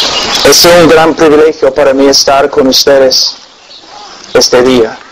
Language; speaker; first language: Spanish; non-native, fluent; English